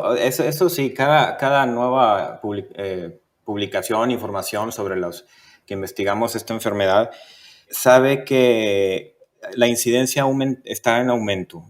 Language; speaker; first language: Spanish; native; Spanish